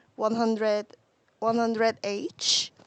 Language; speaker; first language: English; non-native, learner; Korean